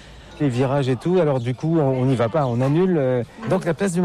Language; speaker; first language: French; native; French